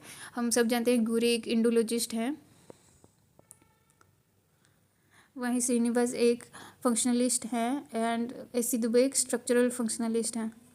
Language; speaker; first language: Hindi; native; Hindi